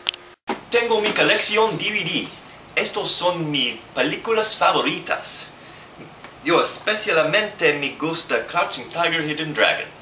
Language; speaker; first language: Spanish; non-native, learner; English